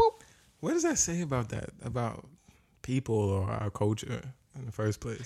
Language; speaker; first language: English; native; English